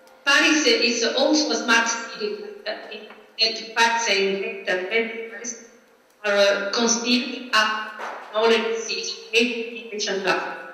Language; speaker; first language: English; non-native, learner; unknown